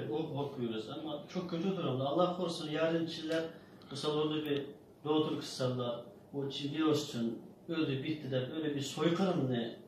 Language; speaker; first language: Turkish; non-native, learner; Uyghur